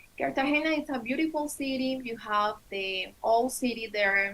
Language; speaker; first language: English; non-native, fluent; Spanish